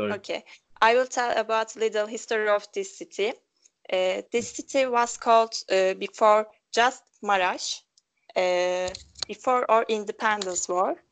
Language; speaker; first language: English; non-native, local second language; Turkish